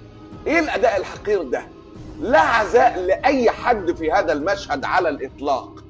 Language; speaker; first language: Arabic; native; Arabic